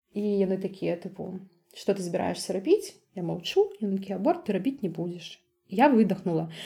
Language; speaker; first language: Belarusian; native; Belarusian